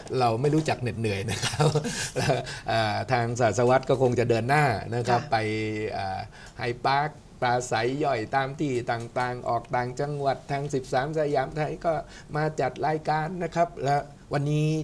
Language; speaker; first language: Thai; native; Thai